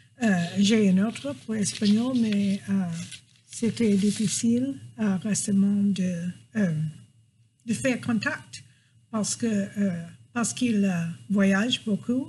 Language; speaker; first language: French; non-native, fluent; English